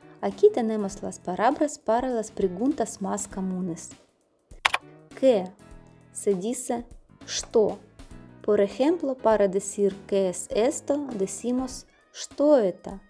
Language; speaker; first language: Spanish; non-native, fluent; Russian